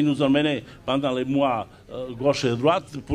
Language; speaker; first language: French; non-native, fluent; Serbian